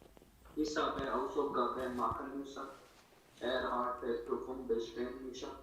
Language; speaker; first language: German; non-native, learner; Hindi